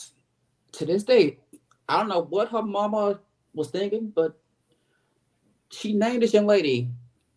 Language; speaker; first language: English; native; English